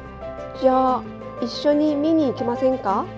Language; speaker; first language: Japanese; non-native, learner; Korean